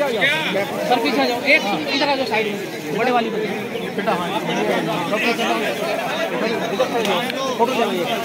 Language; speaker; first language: Hindi; non-native, local second language; Bangla